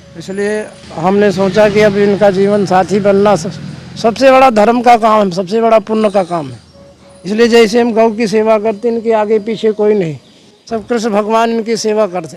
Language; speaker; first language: Hindi; native; Hindi